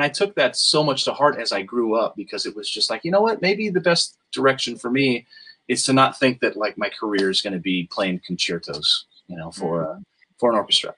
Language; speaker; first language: English; native; English